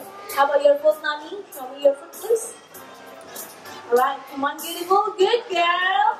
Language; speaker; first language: English; non-native, fluent; Indonesian